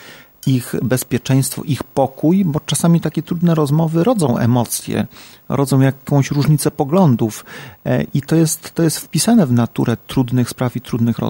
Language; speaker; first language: Polish; native; Polish